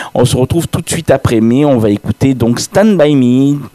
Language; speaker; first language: French; native; French